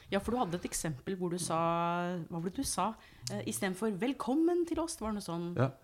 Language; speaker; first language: Norwegian; non-native, fluent; English